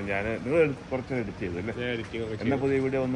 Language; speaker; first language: Malayalam; native; Malayalam